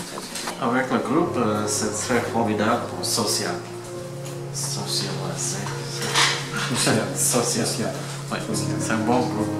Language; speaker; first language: French; non-native, learner; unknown